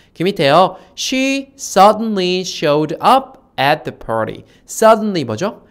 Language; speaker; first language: English; non-native, fluent; Korean